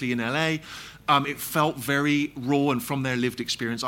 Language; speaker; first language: English; native; English